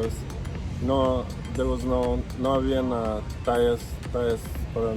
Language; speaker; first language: Spanish; non-native, fluent; Russian